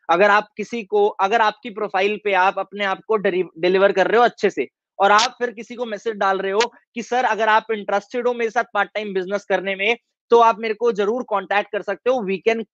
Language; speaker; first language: Hindi; native; Hindi